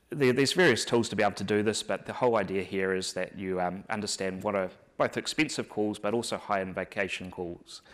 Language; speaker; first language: English; native; English